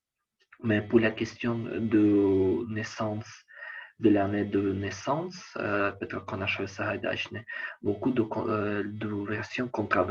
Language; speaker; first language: French; non-native, learner; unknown